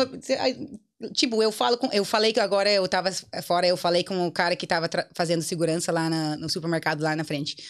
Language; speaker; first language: Portuguese; non-native, fluent; English